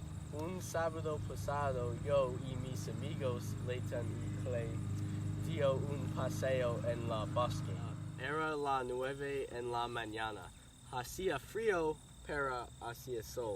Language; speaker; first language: Spanish; non-native, learner; English